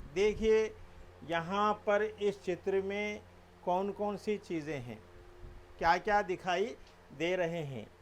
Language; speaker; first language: Hindi; non-native, local second language; Telugu